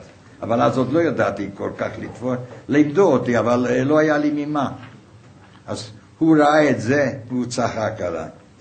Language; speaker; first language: Hebrew; non-native, fluent; Hungarian